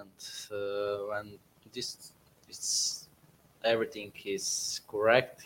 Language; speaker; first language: English; non-native, learner; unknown